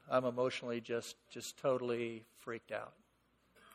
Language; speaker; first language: English; native; English